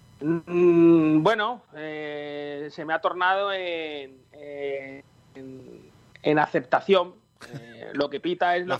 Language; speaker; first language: Spanish; native; Spanish